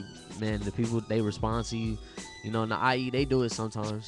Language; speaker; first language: English; native; English